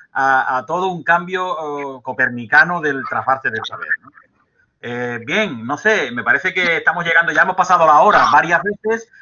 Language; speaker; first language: Spanish; native; Spanish